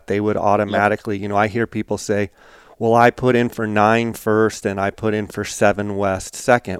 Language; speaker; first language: English; native; English